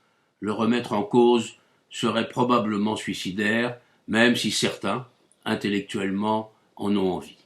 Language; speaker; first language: French; native; French